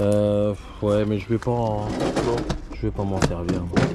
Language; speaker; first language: French; native; French